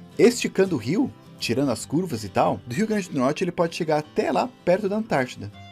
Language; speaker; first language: Portuguese; native; Portuguese